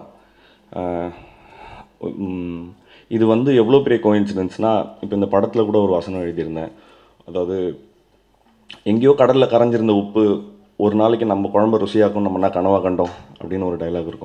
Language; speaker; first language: Tamil; native; Tamil